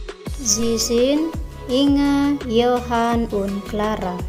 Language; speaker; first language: German; non-native, learner; Indonesian